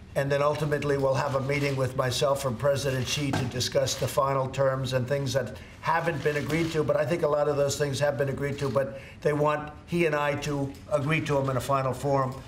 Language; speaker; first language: English; native; English